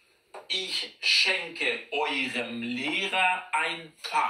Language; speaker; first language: German; non-native, fluent; Persian